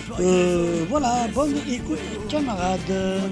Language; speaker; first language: French; native; French